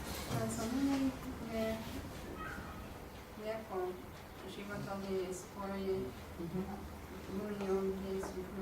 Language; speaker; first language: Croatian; non-native, learner; English